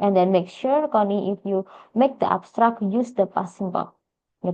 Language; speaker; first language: English; non-native, fluent; Indonesian